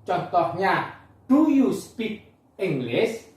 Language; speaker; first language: English; non-native, learner; Indonesian